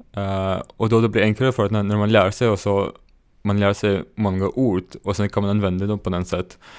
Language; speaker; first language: Swedish; non-native, fluent; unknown